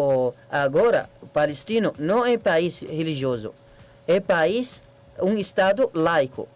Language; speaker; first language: Portuguese; non-native, learner; Arabic